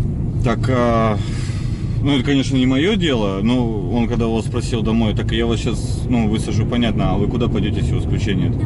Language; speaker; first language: Russian; native; Russian